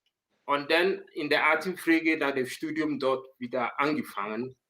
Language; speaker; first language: German; non-native, learner; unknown